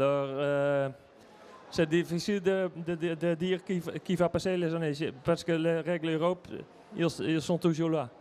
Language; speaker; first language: French; non-native, learner; Dutch